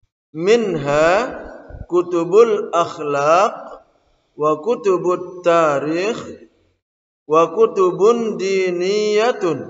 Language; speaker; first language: Arabic; non-native, fluent; Indonesian